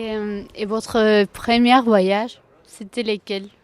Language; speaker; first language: French; non-native, fluent; Spanish